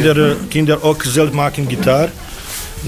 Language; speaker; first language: Dutch; non-native, learner; Bosnian